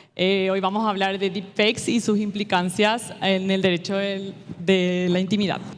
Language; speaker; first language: Spanish; native; Spanish